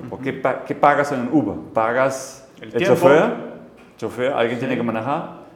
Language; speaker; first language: Spanish; non-native, fluent; German